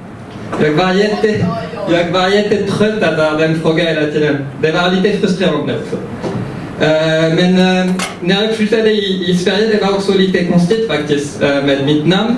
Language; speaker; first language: Swedish; early bilingual, heritage; French